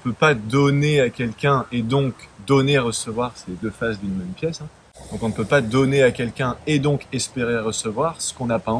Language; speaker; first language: French; native; French